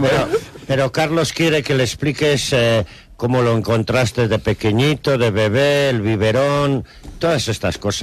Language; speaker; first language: Spanish; native; Spanish